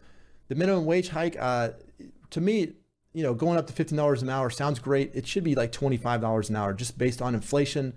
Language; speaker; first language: English; native; English